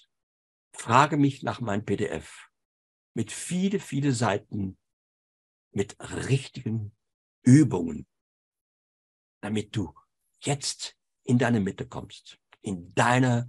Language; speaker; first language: German; non-native, fluent; French